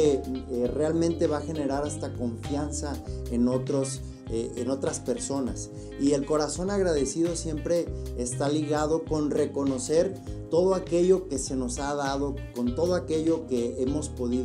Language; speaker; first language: Spanish; native; Spanish